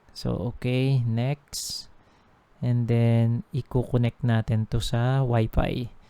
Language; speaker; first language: Filipino; native; Filipino